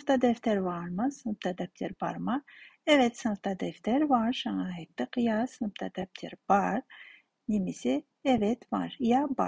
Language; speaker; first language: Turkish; non-native, fluent; Kazakh